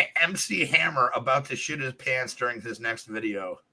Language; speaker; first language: English; native; English